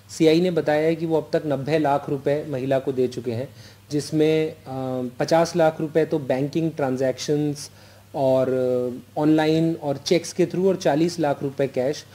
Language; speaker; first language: Hindi; native; Hindi